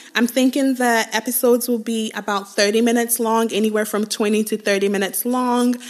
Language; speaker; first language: English; non-native, local second language; Igbo